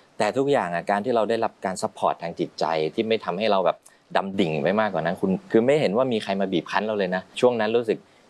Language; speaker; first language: Thai; native; Thai